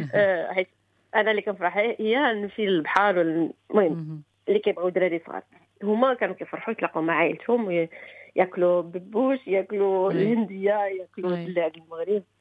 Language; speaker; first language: Arabic; early bilingual, heritage; Arabic